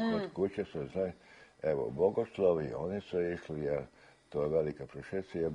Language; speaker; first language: Serbian; early bilingual, heritage; Croatian